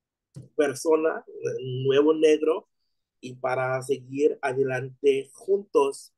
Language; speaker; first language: Spanish; non-native, learner; English